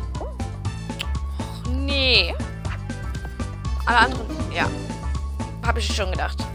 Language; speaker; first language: German; native; German